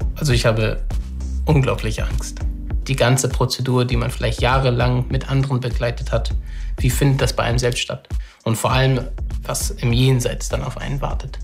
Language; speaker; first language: German; early bilingual, other home language; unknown